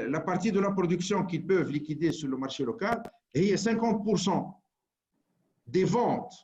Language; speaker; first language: French; non-native, local second language; Arabic